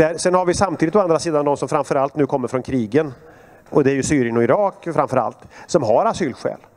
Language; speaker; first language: Swedish; native; Swedish